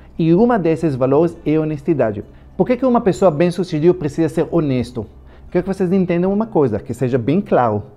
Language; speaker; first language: Portuguese; non-native, fluent; Hebrew